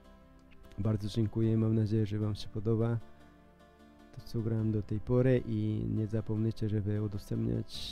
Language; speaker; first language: Polish; non-native, learner; Spanish